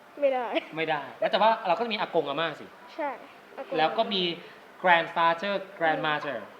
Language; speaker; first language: Thai; native; Thai